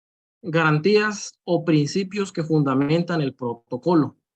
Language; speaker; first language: Spanish; native; Spanish